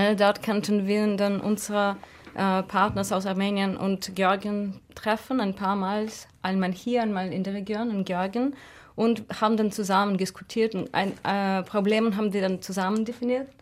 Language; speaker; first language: German; non-native, fluent; Russian